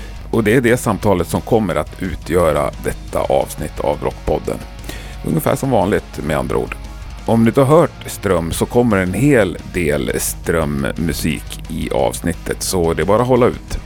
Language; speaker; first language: Swedish; native; Swedish